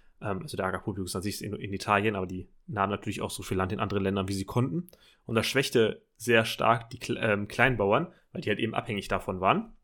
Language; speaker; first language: German; native; German